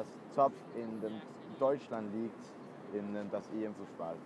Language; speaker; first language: German; non-native, learner; Danish